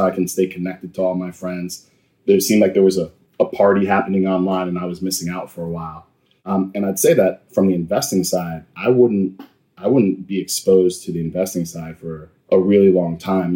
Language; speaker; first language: English; native; English